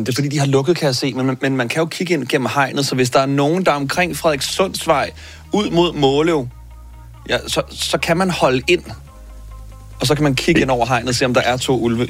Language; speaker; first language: Danish; native; Danish